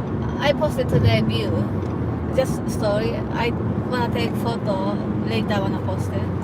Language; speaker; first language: English; non-native, learner; Japanese